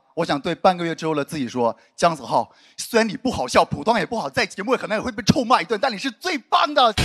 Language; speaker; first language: Chinese; native; Chinese